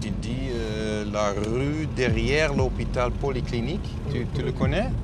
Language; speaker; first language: French; non-native, learner; Dutch